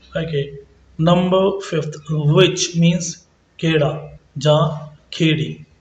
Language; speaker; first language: English; non-native, local second language; Punjabi